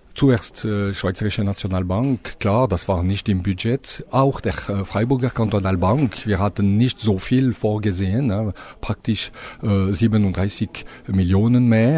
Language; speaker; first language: German; non-native, local second language; French